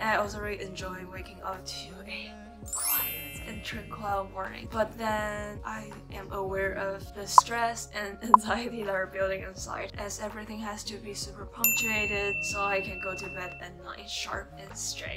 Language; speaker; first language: English; early bilingual, other home language; Chinese